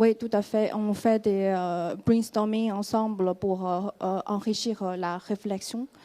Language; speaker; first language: French; non-native, fluent; Chinese